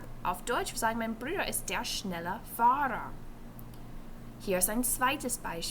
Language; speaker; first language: German; non-native, fluent; English